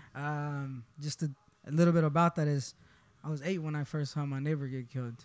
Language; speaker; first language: English; early bilingual, other home language; Spanish